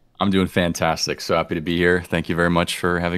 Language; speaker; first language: English; native; English